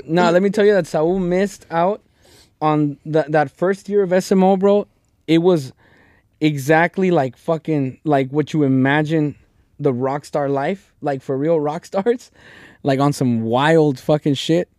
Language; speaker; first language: English; early bilingual, other home language; Spanish